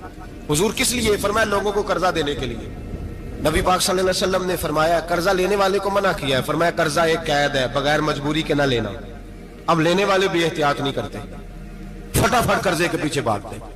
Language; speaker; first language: Hindi; non-native, local second language; Punjabi